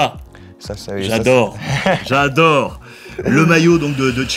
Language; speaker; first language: French; native; French